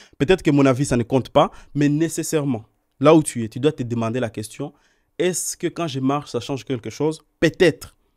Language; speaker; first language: French; non-native, local second language; Swahili